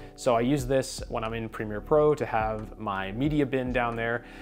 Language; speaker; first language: English; native; English